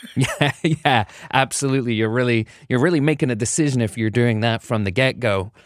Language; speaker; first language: English; native; English